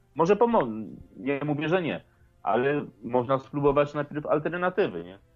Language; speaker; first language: Polish; native; Polish